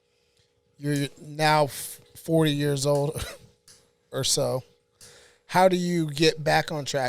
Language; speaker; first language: English; native; English